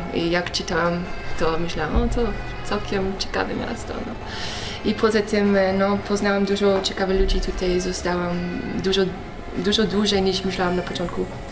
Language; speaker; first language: Polish; non-native, fluent; English